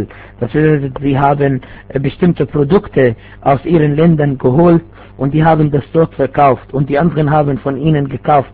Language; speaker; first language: German; non-native, fluent; Arabic